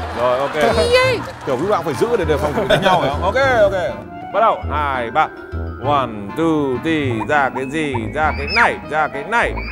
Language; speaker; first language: Vietnamese; native; Vietnamese